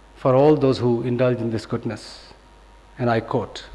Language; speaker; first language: English; non-native, local second language; Punjabi